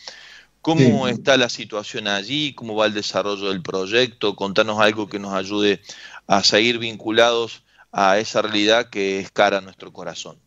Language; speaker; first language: Spanish; native; Spanish